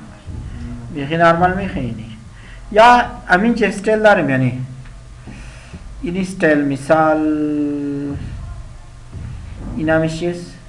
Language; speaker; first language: Persian; non-native, local second language; Pashto